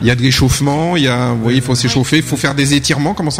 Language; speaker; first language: French; native; French